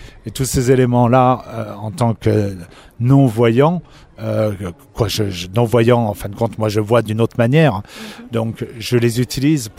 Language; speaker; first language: French; native; French